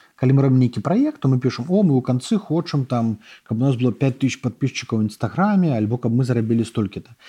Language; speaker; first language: Belarusian; native; Belarusian